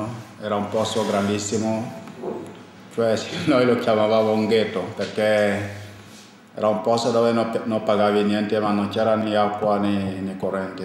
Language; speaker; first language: Italian; non-native, fluent; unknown